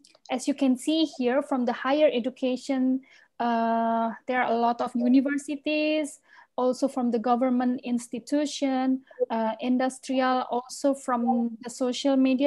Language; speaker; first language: English; non-native, fluent; Indonesian